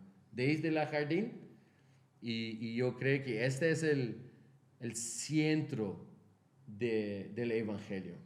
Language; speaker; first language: Spanish; non-native, fluent; Portuguese